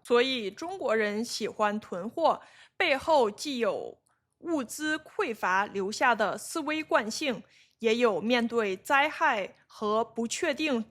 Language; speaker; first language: Chinese; native; Chinese